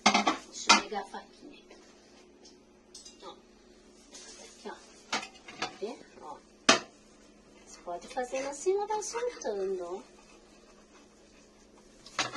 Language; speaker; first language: Portuguese; native; Portuguese